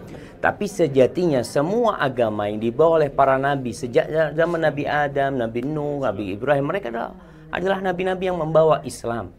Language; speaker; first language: Indonesian; native; Indonesian